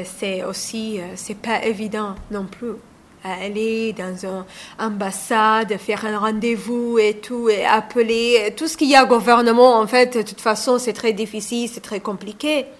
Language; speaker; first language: French; non-native, learner; Somali